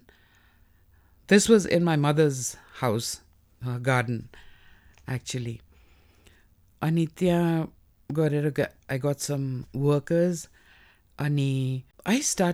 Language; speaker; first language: English; non-native, local second language; Nepali